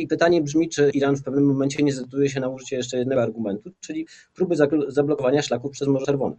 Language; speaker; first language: Polish; native; Polish